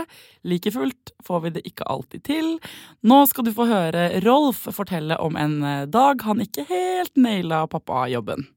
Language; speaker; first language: Norwegian; native; Norwegian